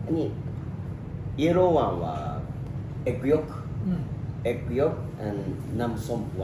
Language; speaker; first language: English; non-native, learner; Japanese